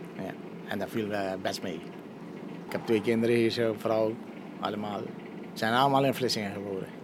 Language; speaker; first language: Dutch; non-native, local second language; Caribbean Hindustani